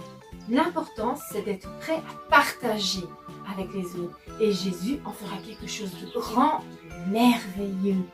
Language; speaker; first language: French; native; French